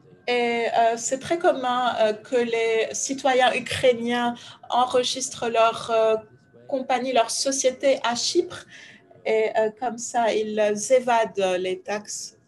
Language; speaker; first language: French; non-native, fluent; Ukrainian